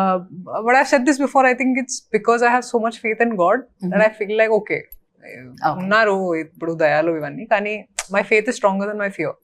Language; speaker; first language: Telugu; non-native, fluent; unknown